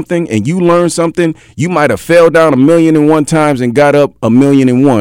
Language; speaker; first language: English; native; English